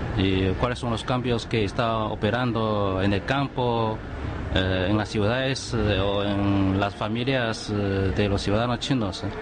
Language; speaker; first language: Spanish; non-native, fluent; Chinese